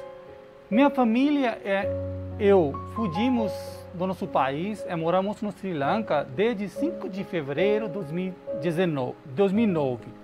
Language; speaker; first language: Portuguese; non-native, learner; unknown